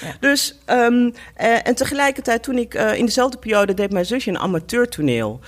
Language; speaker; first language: Dutch; native; Dutch